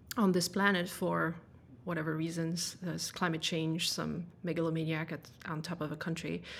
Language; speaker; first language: English; non-native, fluent; French